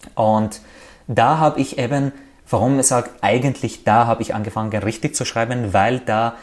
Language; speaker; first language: German; non-native, fluent; Arabic